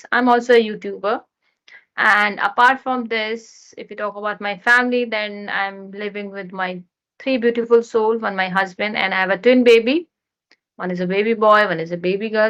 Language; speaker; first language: English; non-native, learner; Hindi